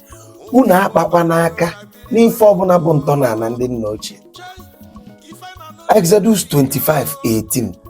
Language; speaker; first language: Igbo; native; Igbo